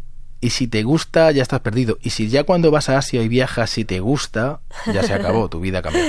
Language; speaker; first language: Spanish; native; Spanish